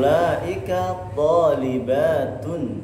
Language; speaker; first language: Arabic; non-native, fluent; Indonesian